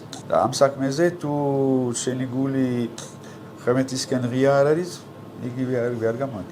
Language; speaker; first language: Georgian; non-native, learner; French